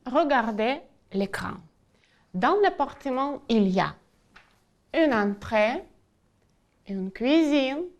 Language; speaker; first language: French; non-native, fluent; Ukrainian